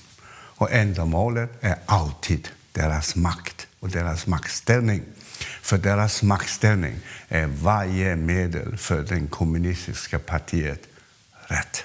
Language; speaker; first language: Swedish; non-native, fluent; Cantonese